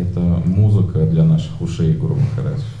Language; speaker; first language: Russian; native; Russian